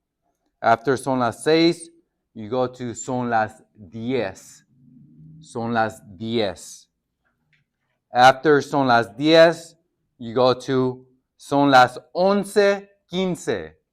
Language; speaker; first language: Spanish; non-native, fluent; English